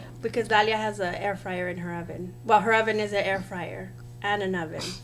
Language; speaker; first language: English; early bilingual, other home language; Spanish